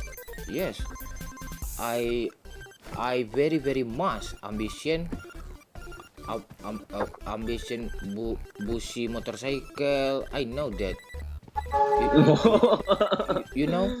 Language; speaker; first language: English; non-native, learner; Indonesian